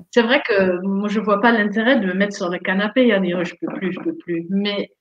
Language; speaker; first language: French; non-native, fluent; Dutch